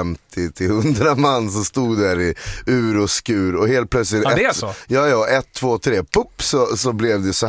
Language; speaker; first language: Swedish; native; Swedish